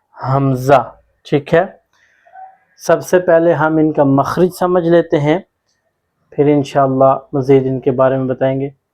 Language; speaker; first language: Urdu; non-native, local second language; Punjabi